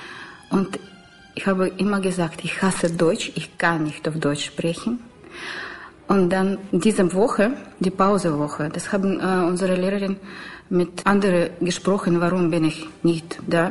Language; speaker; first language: German; non-native, learner; Russian